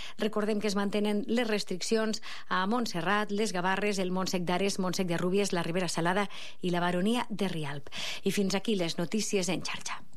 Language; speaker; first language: Catalan; native; Catalan